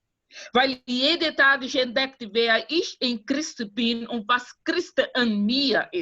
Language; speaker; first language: German; non-native, fluent; Portuguese